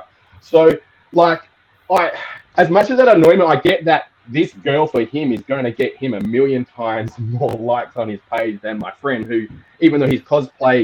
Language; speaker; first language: English; native; English